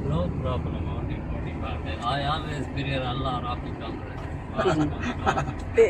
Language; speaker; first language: English; non-native, learner; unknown